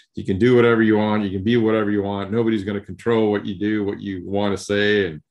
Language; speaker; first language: English; early bilingual, other home language; Spanish